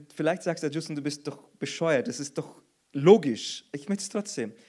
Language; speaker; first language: German; non-native, fluent; Portuguese